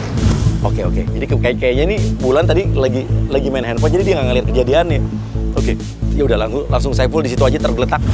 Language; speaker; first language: Indonesian; native; Indonesian